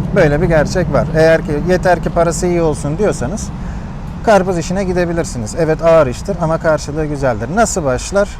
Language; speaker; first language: Turkish; native; Turkish